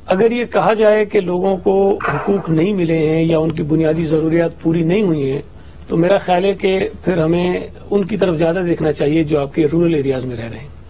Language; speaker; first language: Urdu; native; Urdu